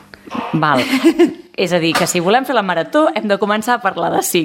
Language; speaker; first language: Catalan; native; Catalan